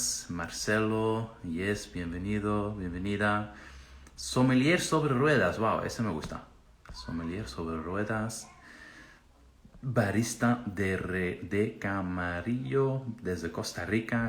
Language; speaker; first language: Spanish; non-native, fluent; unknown